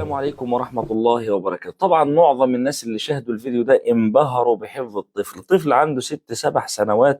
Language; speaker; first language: Arabic; native; Arabic